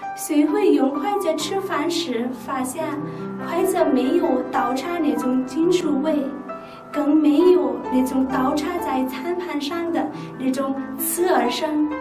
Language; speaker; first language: Chinese; non-native, fluent; Nepali